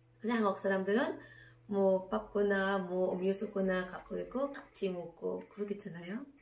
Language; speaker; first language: Korean; non-native, learner; Filipino